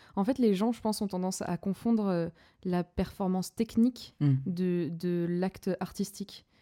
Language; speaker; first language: French; native; French